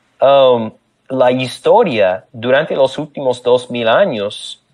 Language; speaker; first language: Spanish; non-native, fluent; English